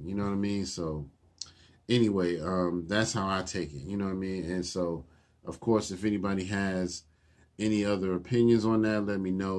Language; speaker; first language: English; native; English